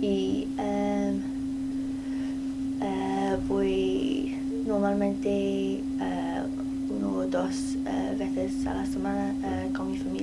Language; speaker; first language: Spanish; non-native, learner; English